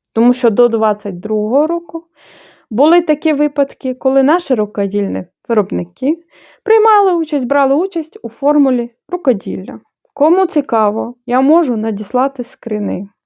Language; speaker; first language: Ukrainian; non-native, fluent; Bulgarian